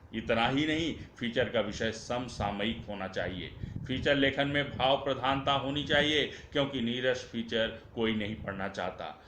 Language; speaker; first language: Hindi; non-native, local second language; Marathi